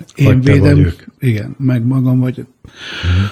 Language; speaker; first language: Hungarian; early bilingual, other home language; Italian